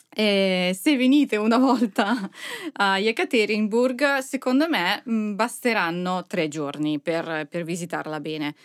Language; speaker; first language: Italian; non-native, fluent; Russian